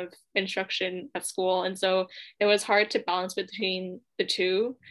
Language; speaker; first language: English; non-native, local second language; Cantonese